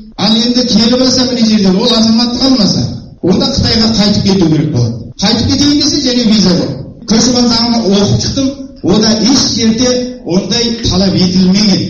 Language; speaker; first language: Kazakh; early bilingual, heritage; Kazakh